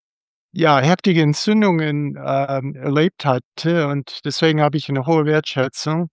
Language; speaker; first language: German; non-native, fluent; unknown